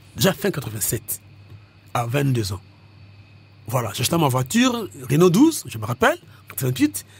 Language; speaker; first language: French; non-native, local second language; Lingala